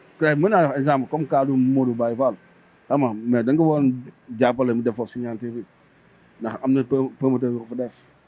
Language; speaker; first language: Wolof; native; Wolof